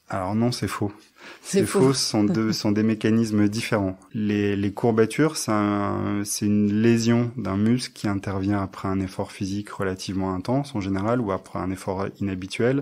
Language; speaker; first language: French; native; French